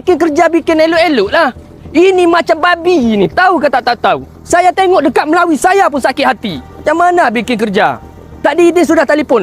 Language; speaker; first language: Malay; non-native, local second language; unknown